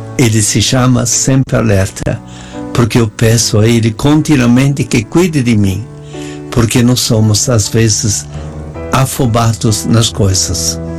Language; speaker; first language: Portuguese; non-native, fluent; Italian